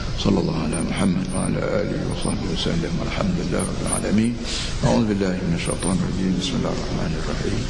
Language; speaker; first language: Malay; native; Malay